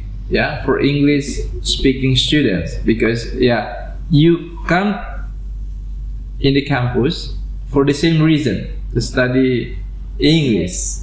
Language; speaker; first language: English; non-native, fluent; Indonesian